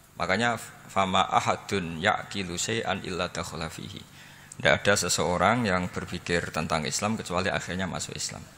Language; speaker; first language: Indonesian; non-native, local second language; Javanese